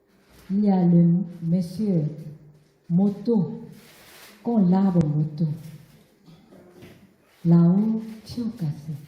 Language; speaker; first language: French; non-native, learner; Korean